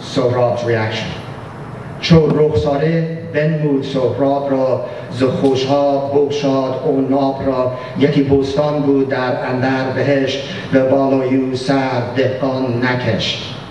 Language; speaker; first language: Persian; non-native, fluent; English